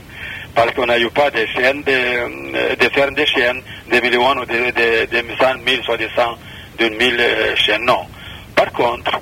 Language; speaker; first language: French; non-native, fluent; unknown